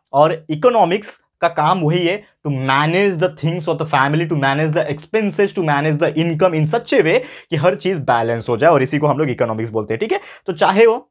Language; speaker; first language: Hindi; native; Hindi